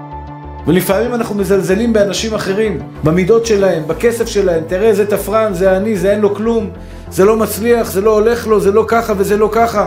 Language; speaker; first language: Hebrew; native; Hebrew